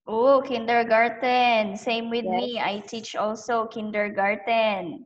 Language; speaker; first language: English; non-native, learner; Thai